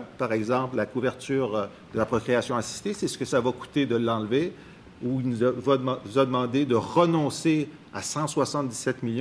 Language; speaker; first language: French; native; French